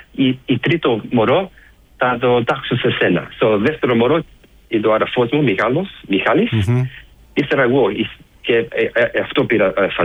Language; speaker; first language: Greek; early bilingual, heritage; English